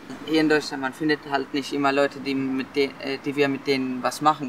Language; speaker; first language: German; non-native, learner; Arabic